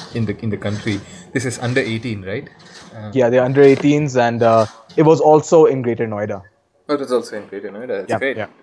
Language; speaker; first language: English; non-native, local second language; Hindi